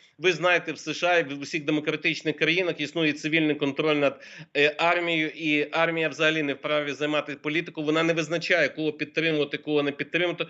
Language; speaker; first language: Ukrainian; native; Ukrainian